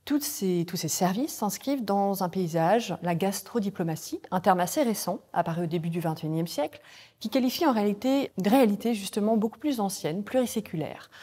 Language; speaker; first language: French; native; French